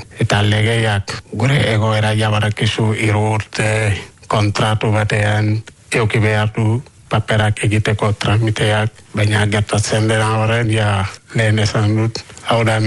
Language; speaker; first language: Basque; non-native, learner; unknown